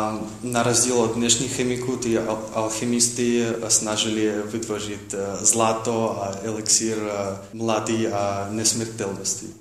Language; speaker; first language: Czech; non-native, learner; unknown